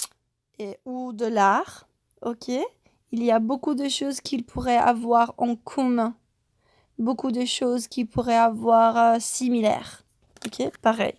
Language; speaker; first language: French; non-native, fluent; Spanish